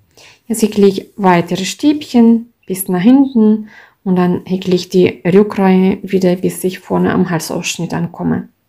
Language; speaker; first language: German; non-native, fluent; Russian